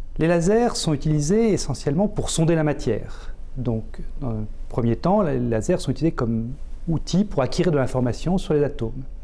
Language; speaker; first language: French; native; French